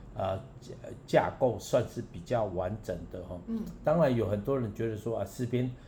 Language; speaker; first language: Chinese; non-native, local second language; Min Nan Chinese